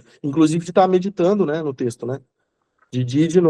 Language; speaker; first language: Portuguese; native; Portuguese